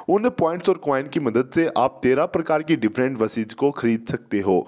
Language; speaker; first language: Hindi; native; Hindi